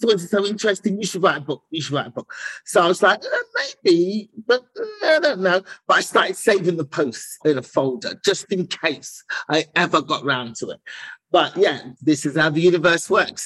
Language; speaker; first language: English; native; English